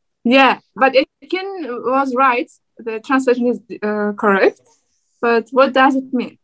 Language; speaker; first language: English; non-native, learner; Turkmen